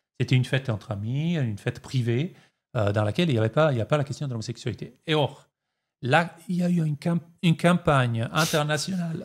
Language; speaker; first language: French; non-native, fluent; Italian